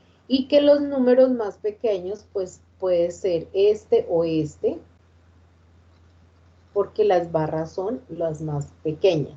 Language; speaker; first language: Spanish; native; Spanish